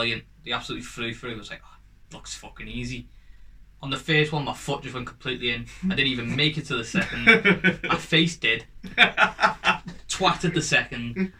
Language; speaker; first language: English; native; English